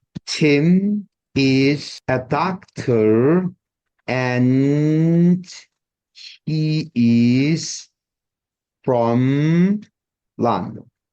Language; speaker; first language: English; non-native, fluent; Turkish